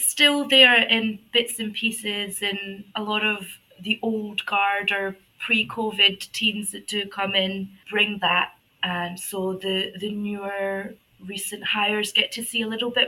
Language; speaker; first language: English; native; English